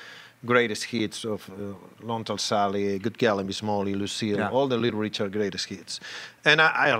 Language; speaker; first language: English; non-native, learner; Spanish